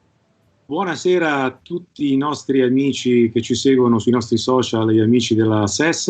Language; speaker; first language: Italian; native; Italian